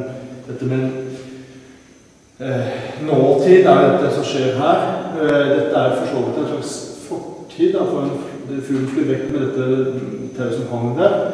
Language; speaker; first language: Norwegian; native; Norwegian